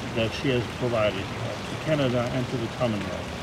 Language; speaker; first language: English; native; English